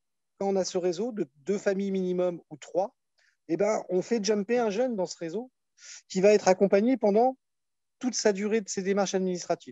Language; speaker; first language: French; native; French